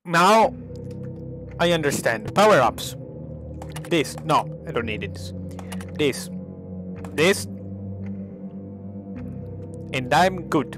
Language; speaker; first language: English; non-native, learner; Italian